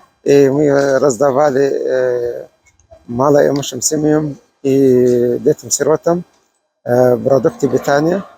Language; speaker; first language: Russian; non-native, local second language; Kyrgyz